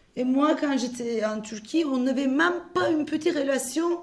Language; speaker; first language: French; non-native, fluent; Turkish